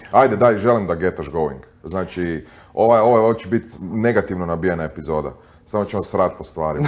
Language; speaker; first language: Croatian; native; Croatian